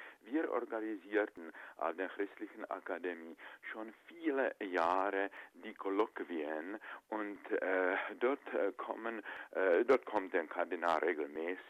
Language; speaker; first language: German; non-native, fluent; Czech